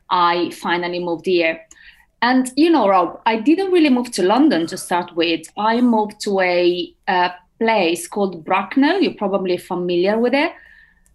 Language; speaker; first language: English; non-native, fluent; Italian